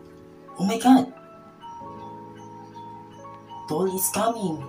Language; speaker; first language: English; non-native, local second language; Filipino